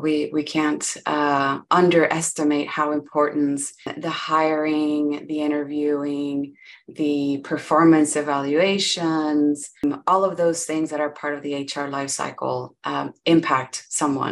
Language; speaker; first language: English; non-native, fluent; Spanish